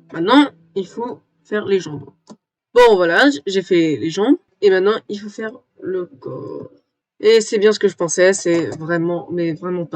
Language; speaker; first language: French; native; French